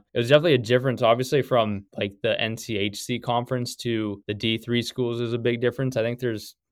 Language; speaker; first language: English; native; English